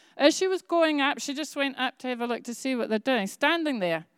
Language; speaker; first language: English; native; English